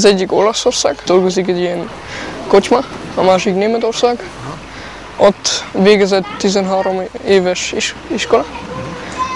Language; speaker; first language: Hungarian; non-native, learner; German